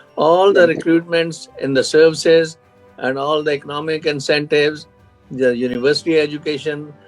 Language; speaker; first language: English; non-native, local second language; Hindi